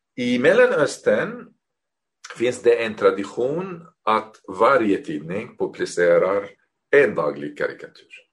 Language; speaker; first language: Swedish; non-native, fluent; Arabic